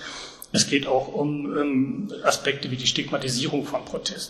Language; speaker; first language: German; native; German